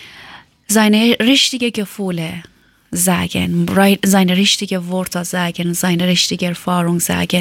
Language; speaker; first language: German; non-native, learner; Persian